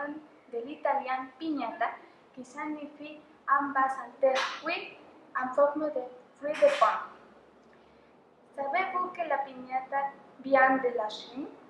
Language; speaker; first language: French; non-native, fluent; Spanish